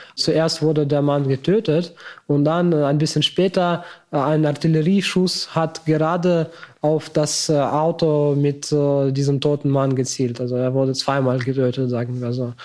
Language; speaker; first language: German; non-native, fluent; Ukrainian